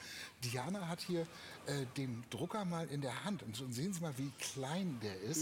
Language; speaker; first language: German; native; German